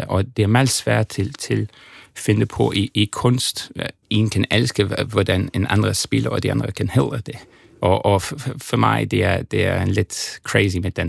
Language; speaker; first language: Danish; non-native, fluent; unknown